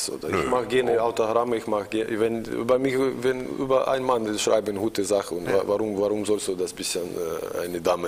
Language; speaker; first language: German; non-native, learner; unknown